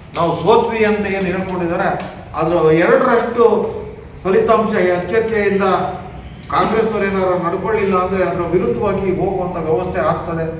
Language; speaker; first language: Kannada; non-native, local second language; Lambadi